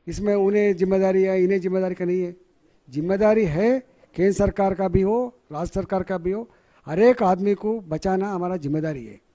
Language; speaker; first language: Hindi; non-native, local second language; Telugu